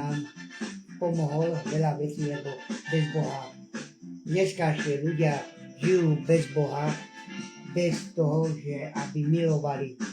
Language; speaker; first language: Slovak; non-native, local second language; Hungarian